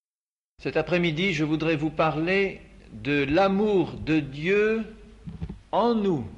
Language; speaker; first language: French; native; French